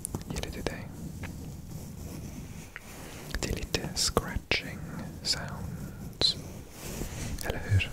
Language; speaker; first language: Swedish; non-native, learner; English